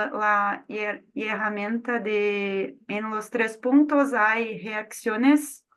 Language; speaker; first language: Spanish; non-native, fluent; Portuguese